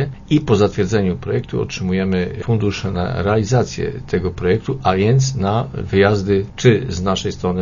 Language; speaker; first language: Polish; native; Polish